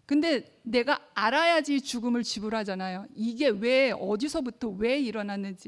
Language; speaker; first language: Korean; native; Korean